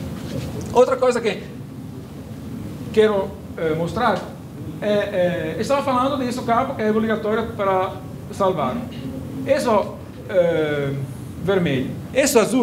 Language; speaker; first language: Portuguese; non-native, fluent; Italian